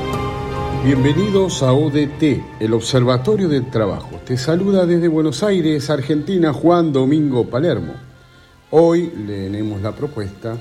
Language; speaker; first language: Spanish; native; Spanish